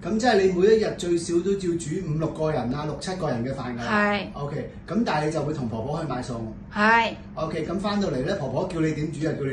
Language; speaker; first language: Cantonese; native; Cantonese